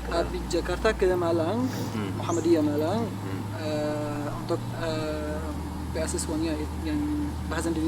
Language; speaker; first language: Indonesian; non-native, fluent; Arabic